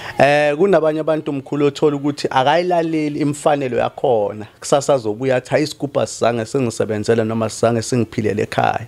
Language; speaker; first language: Zulu; native; Zulu